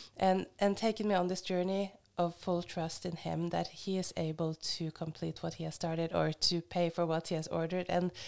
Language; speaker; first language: English; non-native, fluent; Norwegian